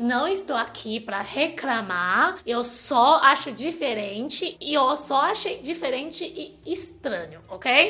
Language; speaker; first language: Portuguese; non-native, fluent; Chinese